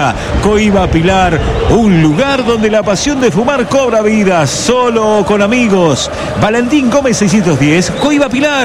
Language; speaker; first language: Spanish; native; Spanish